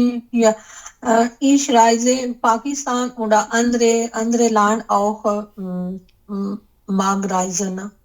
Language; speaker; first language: German; non-native, learner; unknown